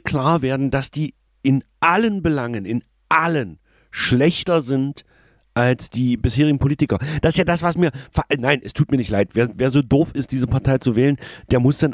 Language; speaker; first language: German; native; German